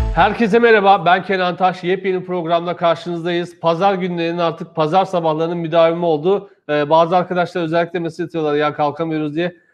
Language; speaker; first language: Turkish; native; Turkish